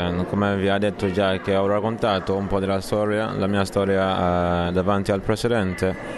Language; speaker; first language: Italian; non-native, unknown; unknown